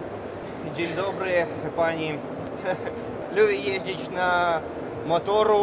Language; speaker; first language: Polish; non-native, learner; Russian